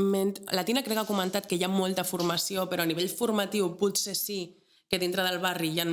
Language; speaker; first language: Catalan; native; Catalan